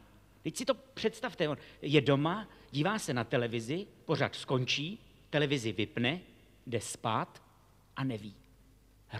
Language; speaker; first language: Czech; native; Czech